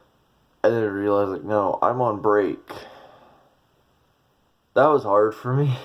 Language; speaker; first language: English; native; English